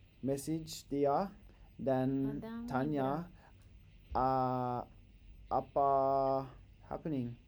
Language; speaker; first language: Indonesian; non-native, learner; English